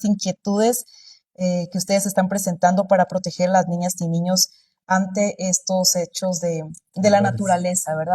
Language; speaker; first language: Spanish; native; Spanish